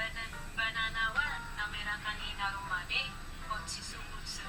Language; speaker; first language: Japanese; non-native, learner; Indonesian